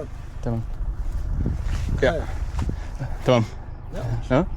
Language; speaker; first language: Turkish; non-native, learner; English